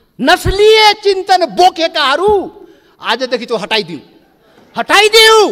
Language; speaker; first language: Nepali; non-native, local second language; Maithili